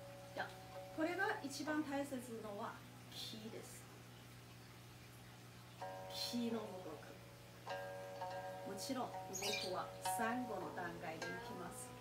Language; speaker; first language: Japanese; non-native, fluent; Chinese